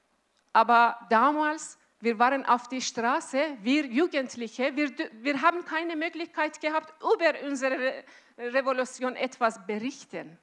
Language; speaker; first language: German; non-native, fluent; Azerbaijani